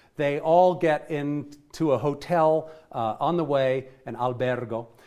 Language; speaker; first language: English; native; English